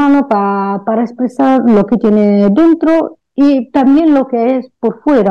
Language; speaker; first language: Spanish; non-native, fluent; Italian